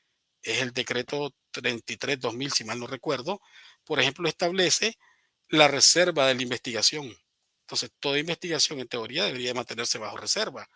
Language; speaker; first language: Spanish; native; Spanish